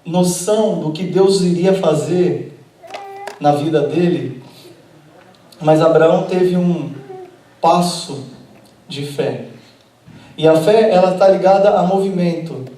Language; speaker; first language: Portuguese; native; Portuguese